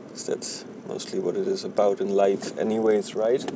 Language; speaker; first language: English; non-native, fluent; German